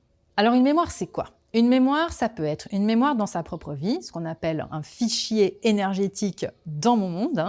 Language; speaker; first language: French; native; French